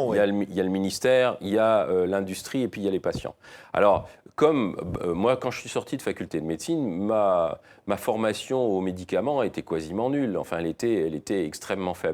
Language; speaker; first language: French; native; French